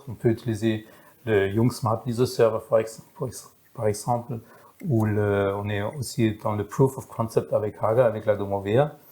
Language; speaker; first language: French; non-native, fluent; German